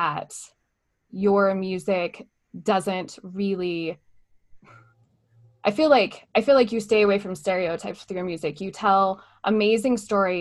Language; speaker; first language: English; native; English